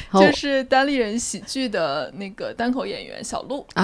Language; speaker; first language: Chinese; native; Chinese